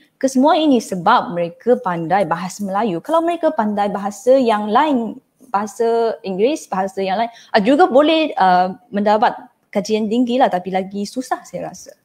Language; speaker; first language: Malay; non-native, fluent; Chinese